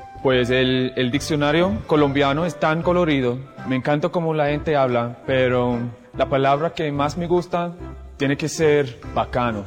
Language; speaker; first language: Spanish; non-native, fluent; English